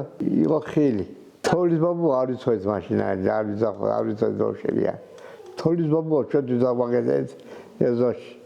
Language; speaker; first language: Georgian; native; Georgian